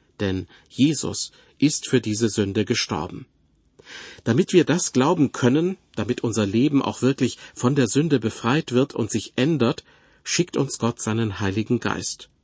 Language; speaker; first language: German; native; German